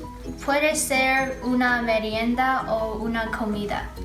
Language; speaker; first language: Spanish; non-native, learner; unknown